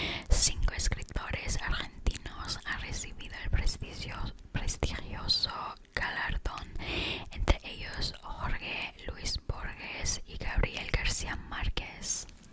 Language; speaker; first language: Spanish; non-native, learner; Italian